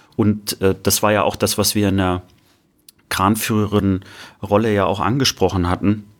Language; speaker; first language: German; native; German